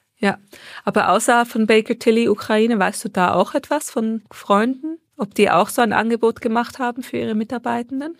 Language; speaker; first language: German; native; German